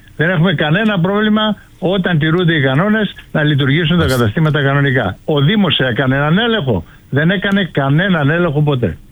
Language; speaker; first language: Greek; native; Greek